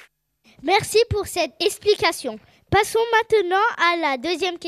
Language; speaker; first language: French; native; French